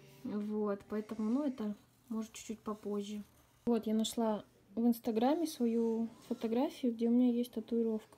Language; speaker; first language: Russian; native; Russian